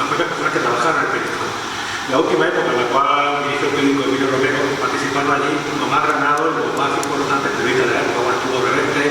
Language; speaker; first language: Spanish; native; Spanish